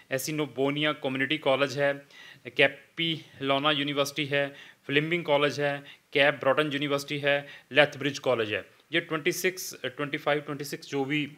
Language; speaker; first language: Hindi; non-native, local second language; Punjabi